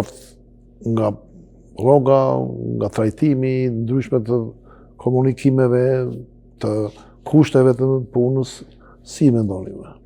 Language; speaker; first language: Albanian; native; Albanian